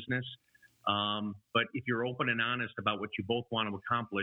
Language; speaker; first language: English; native; English